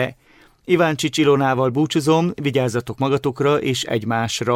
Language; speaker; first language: Hungarian; native; Hungarian